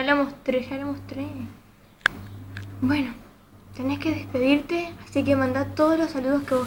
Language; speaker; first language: Spanish; native; Spanish